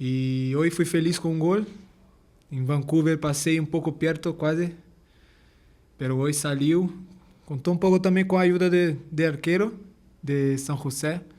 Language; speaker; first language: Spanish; non-native, learner; Portuguese